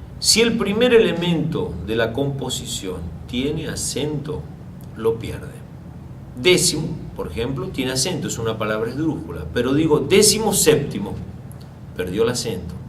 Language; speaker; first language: Spanish; non-native, fluent; Portuguese